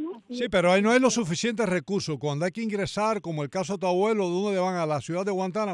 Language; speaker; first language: Spanish; native; Spanish